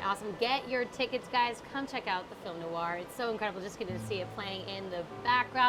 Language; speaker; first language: English; native; English